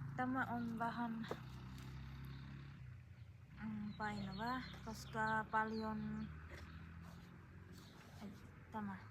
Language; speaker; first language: Finnish; non-native, learner; Filipino